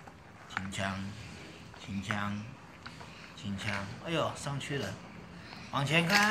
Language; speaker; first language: Chinese; native; Chinese